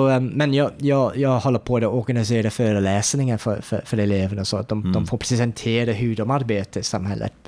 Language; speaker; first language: Swedish; non-native, fluent; English